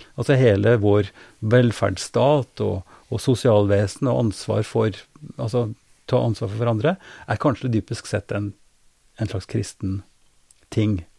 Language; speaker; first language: Norwegian; native; Norwegian